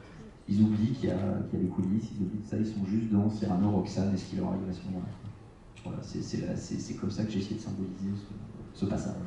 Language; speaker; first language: French; native; French